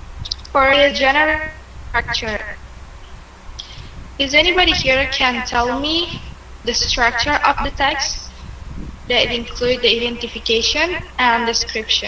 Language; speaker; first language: English; non-native, learner; Indonesian